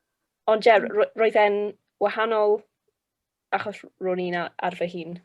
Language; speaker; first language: Welsh; non-native, local second language; English